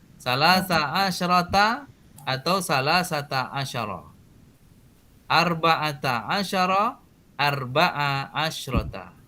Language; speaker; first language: Arabic; non-native, fluent; Indonesian